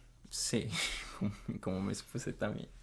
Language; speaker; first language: Spanish; non-native, fluent; English